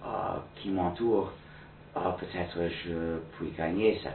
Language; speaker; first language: French; non-native, fluent; English